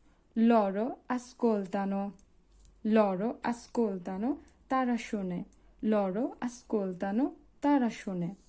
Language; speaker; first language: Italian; non-native, fluent; Bangla